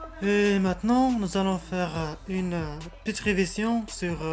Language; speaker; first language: French; non-native, learner; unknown